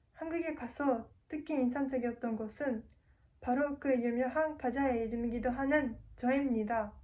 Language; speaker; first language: Korean; non-native, learner; Japanese